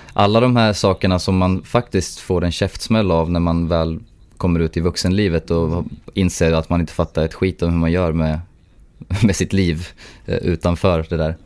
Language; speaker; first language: Swedish; native; Swedish